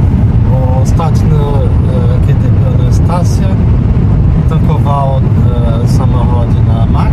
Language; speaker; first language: Polish; non-native, learner; Portuguese